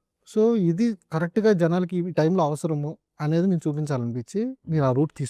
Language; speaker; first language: Telugu; native; Telugu